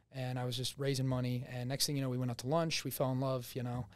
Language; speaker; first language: English; native; English